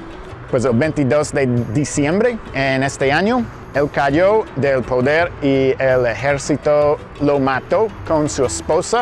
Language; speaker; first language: Spanish; non-native, fluent; English